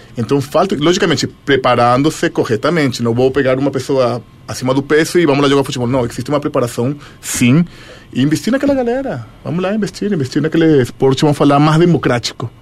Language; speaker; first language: Portuguese; non-native, fluent; Spanish